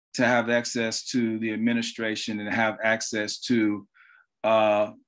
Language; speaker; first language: English; native; English